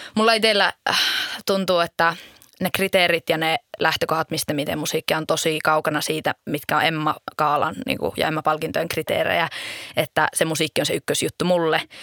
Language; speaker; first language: Finnish; native; Finnish